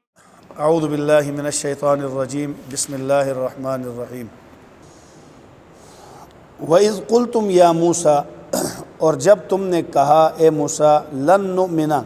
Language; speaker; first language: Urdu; native; Urdu